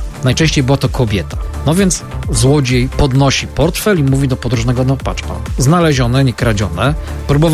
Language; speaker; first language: Polish; native; Polish